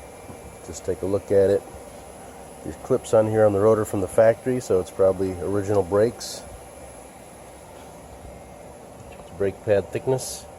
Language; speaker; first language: English; native; English